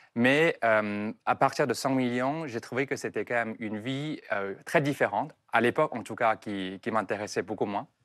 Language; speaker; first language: French; non-native, fluent; Chinese